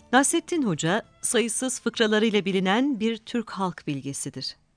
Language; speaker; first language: Turkish; native; Turkish